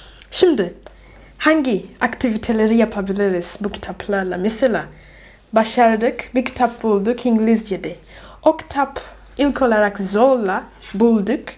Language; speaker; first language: Turkish; non-native, learner; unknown